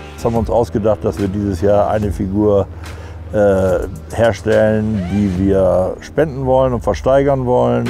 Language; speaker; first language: German; native; German